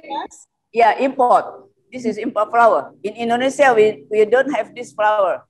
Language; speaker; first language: English; non-native, learner; Indonesian